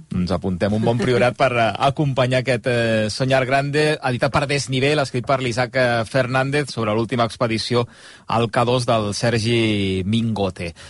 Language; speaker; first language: Catalan; native; Catalan